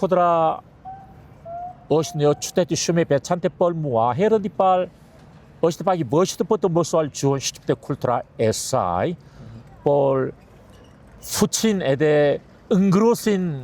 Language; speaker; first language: Albanian; non-native, learner; Korean